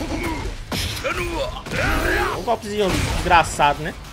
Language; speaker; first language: Portuguese; native; Portuguese